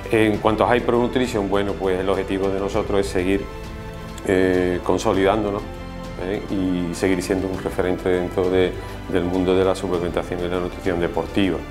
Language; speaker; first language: Spanish; native; Spanish